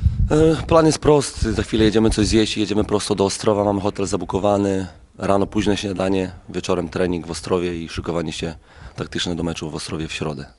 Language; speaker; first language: Polish; native; Polish